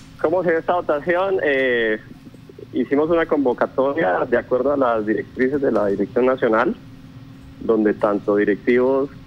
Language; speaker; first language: Spanish; native; Spanish